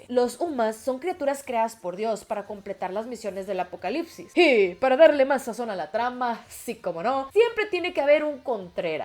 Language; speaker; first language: Spanish; native; Spanish